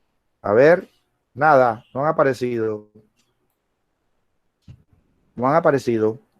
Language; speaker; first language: Spanish; native; Spanish